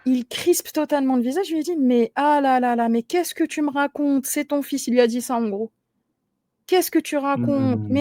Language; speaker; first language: French; native; French